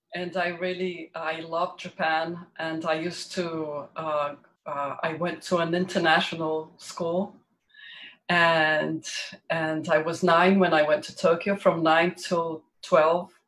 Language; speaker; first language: English; early bilingual, other home language; Portuguese